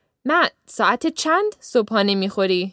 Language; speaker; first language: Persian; early bilingual, heritage; Persian